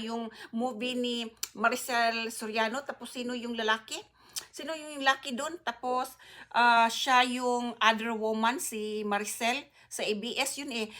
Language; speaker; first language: Filipino; non-native, local second language; Cebuano